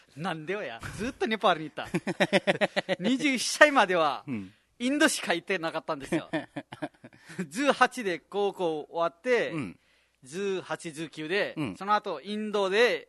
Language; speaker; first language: Japanese; non-native, fluent; Nepali